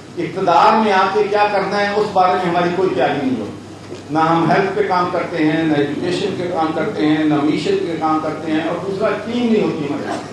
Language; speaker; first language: Urdu; non-native, local second language; Punjabi